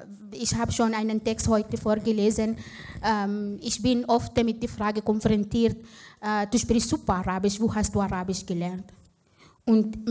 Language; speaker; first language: German; non-native, fluent; Arabic